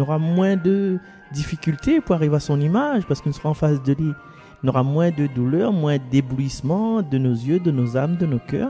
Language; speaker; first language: French; non-native, local second language; Malagasy